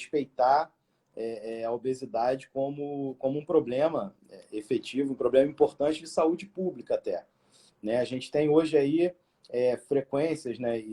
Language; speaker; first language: Portuguese; native; Portuguese